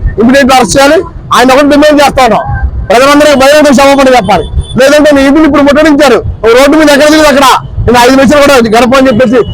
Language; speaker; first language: Telugu; native; Telugu